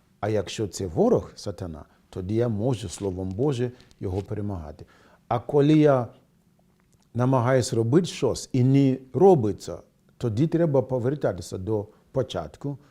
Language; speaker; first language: Ukrainian; non-native, fluent; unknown